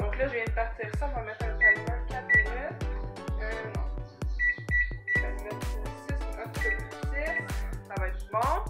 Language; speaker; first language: French; native; French